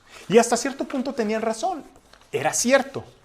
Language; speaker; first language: Spanish; native; Spanish